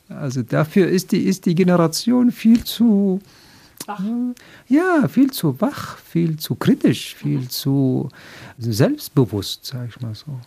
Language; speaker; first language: German; non-native, fluent; Arabic